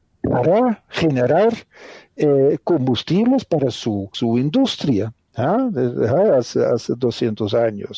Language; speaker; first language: Spanish; non-native, fluent; Dutch